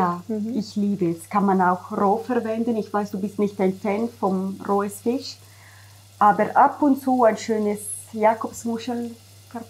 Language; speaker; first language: German; non-native, fluent; Italian